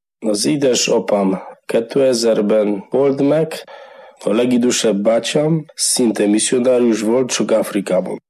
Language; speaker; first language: Hungarian; non-native, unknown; Polish